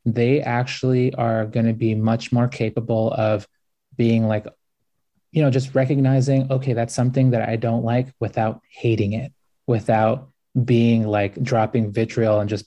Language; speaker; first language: English; native; English